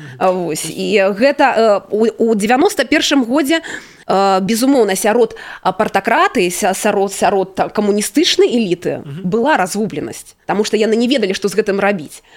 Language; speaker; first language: Belarusian; native; Belarusian